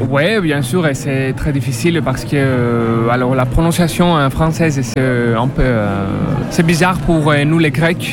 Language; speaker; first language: French; non-native, learner; Greek